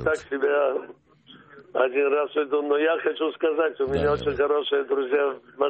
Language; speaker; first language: Russian; early bilingual, heritage; Russian